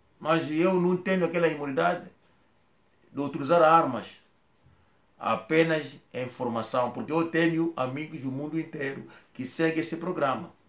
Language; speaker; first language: Portuguese; non-native, local second language; Kongo